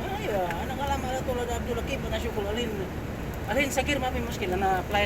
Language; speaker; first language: Arabic; non-native, learner; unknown